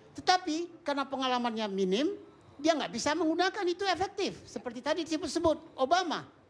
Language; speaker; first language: Indonesian; non-native, local second language; Minangkabau